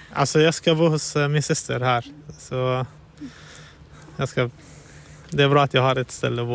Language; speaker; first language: Swedish; non-native, fluent; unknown